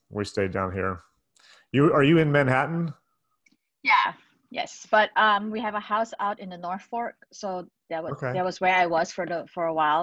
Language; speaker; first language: English; non-native, local second language; Cantonese